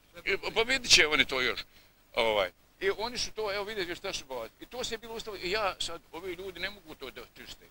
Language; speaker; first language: Bosnian; native; Bosnian